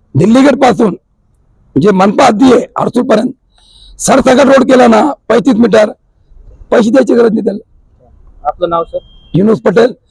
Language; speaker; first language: Marathi; non-native, local second language; Urdu